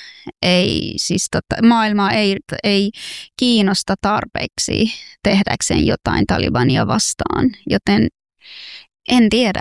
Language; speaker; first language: Finnish; non-native, fluent; Persian